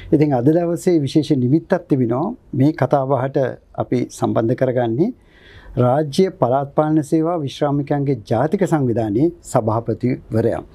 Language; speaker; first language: Sinhala; native; Sinhala